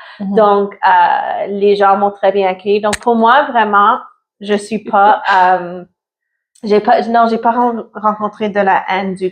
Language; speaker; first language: French; early bilingual, other home language; Italian